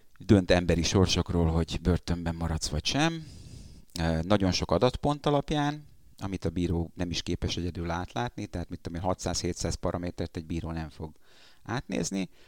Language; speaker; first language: Hungarian; native; Hungarian